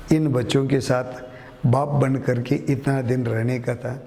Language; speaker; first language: Hindi; non-native, local second language; Kannada